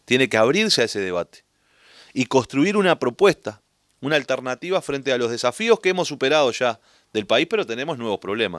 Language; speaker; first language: Spanish; native; Spanish